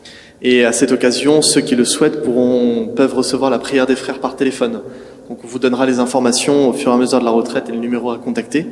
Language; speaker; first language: French; native; French